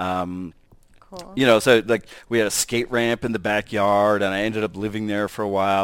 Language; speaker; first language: English; native; English